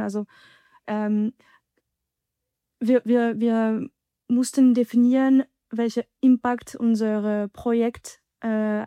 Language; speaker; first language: German; non-native, fluent; French